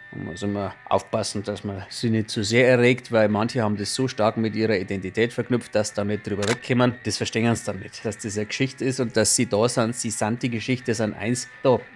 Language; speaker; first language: German; native; German